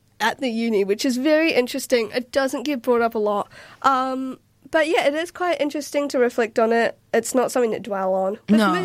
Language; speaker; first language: English; native; English